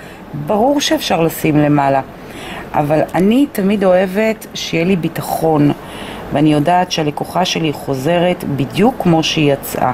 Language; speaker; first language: Hebrew; native; Hebrew